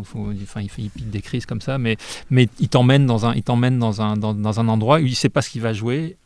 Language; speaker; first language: French; native; French